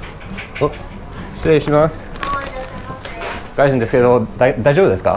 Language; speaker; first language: Japanese; non-native, learner; English